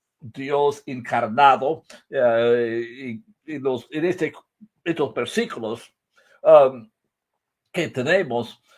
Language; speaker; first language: Spanish; non-native, fluent; English